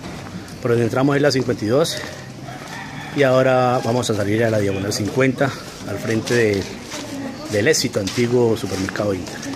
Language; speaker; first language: Spanish; native; Spanish